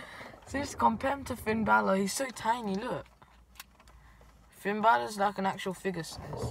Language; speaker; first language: English; native; English